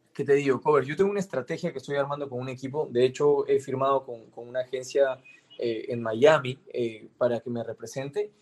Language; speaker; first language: Spanish; native; Spanish